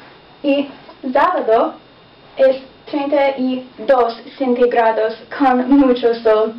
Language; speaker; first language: Spanish; non-native, learner; English